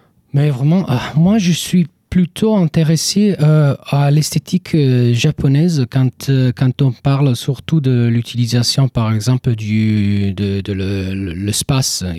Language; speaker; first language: French; non-native, fluent; Italian